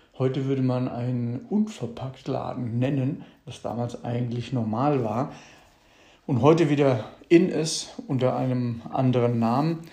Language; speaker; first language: German; early bilingual, other home language; Italian